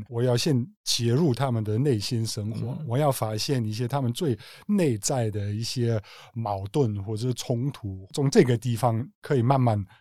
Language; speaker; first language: Chinese; non-native, fluent; German